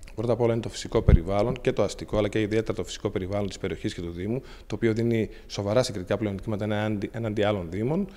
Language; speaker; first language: Greek; native; Greek